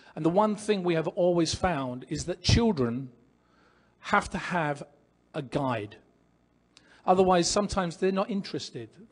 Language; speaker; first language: English; native; English